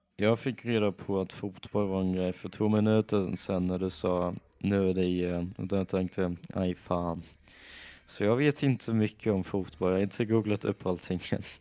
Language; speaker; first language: Swedish; native; Swedish